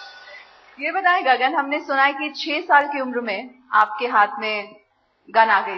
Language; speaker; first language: Hindi; native; Hindi